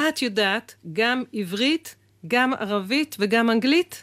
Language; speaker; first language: Hebrew; native; Hebrew